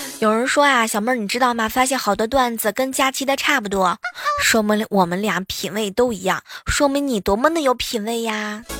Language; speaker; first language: Chinese; native; Chinese